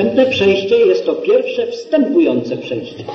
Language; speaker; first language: Polish; native; Polish